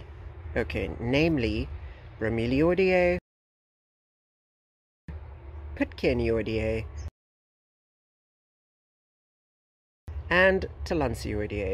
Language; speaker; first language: English; native; English